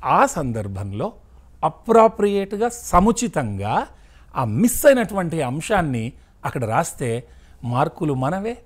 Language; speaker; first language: Telugu; native; Telugu